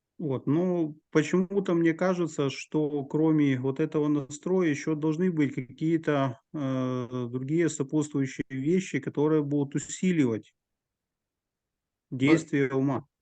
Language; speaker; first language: Russian; native; Russian